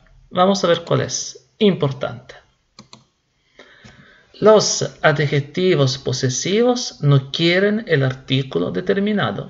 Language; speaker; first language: Spanish; non-native, fluent; Italian